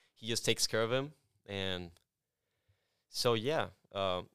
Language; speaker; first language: English; non-native, fluent; Spanish